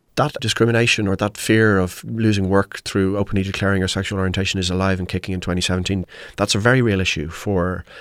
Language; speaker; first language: English; native; English